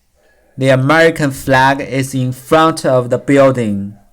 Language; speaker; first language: English; non-native, learner; Chinese